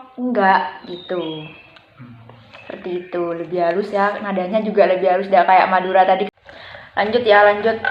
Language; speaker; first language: Indonesian; non-native, local second language; Javanese